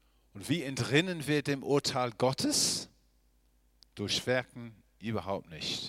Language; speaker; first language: German; non-native, fluent; English